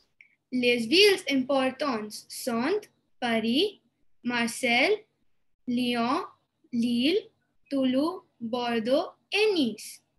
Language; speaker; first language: French; non-native, learner; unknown